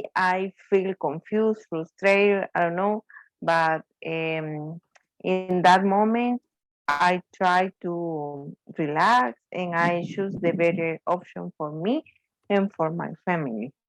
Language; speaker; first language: English; non-native, learner; Spanish